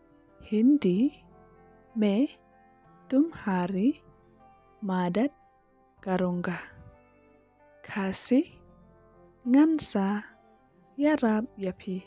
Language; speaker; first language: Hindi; non-native, local second language; Khasi